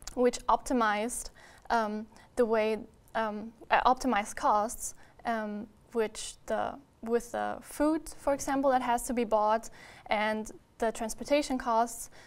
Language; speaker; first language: English; non-native, fluent; German